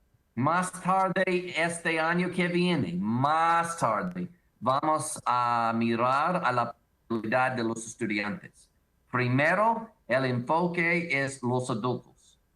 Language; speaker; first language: Spanish; non-native, learner; English